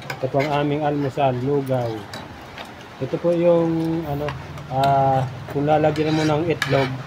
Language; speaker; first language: Filipino; non-native, local second language; Bikol